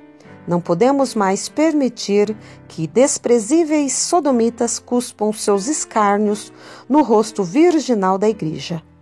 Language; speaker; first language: Portuguese; native; Portuguese